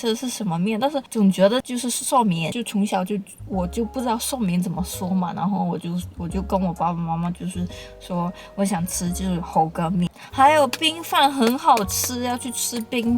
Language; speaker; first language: Chinese; early bilingual, heritage; Chinese